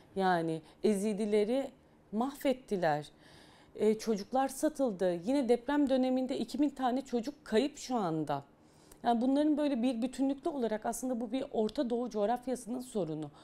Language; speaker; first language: Turkish; native; Turkish